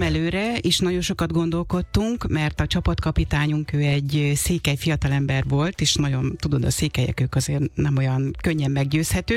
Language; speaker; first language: Hungarian; native; Hungarian